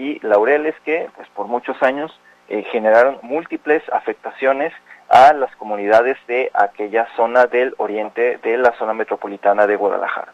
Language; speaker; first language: Spanish; native; Spanish